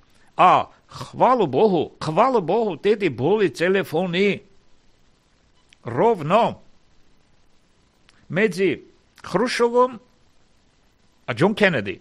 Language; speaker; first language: Slovak; non-native, fluent; Armenian